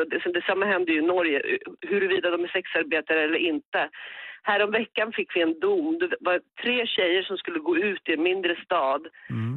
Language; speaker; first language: Swedish; native; Swedish